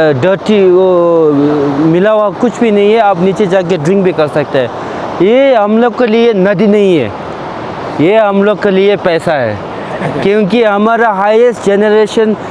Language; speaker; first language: Hindi; non-native, fluent; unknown